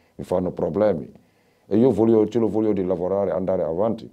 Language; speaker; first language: Italian; non-native, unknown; Wolof